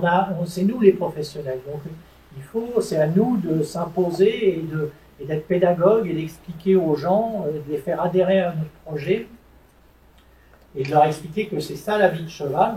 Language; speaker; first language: French; native; French